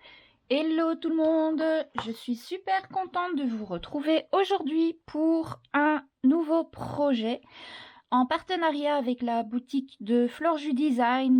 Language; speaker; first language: French; native; French